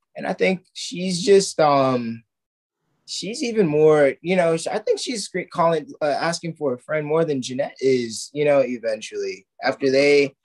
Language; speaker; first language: English; native; English